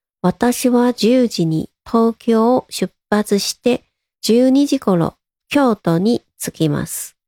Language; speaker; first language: Japanese; non-native, fluent; Chinese